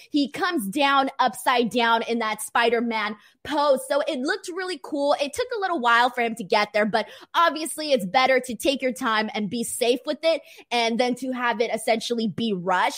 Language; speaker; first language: English; early bilingual, other home language; Spanish